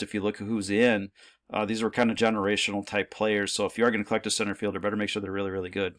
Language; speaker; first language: English; native; English